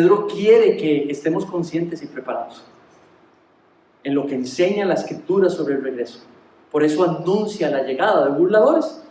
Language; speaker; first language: Spanish; native; Spanish